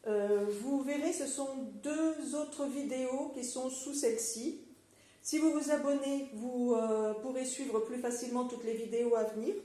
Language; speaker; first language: French; native; French